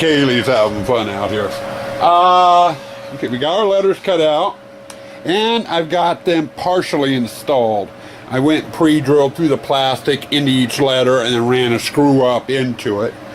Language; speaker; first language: English; native; English